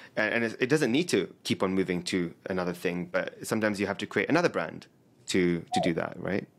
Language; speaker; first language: English; native; English